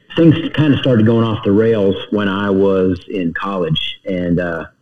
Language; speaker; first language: English; native; English